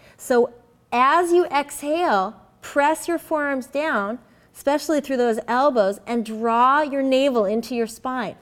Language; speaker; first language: English; native; English